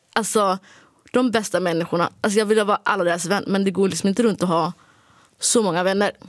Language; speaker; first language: Swedish; early bilingual, other home language; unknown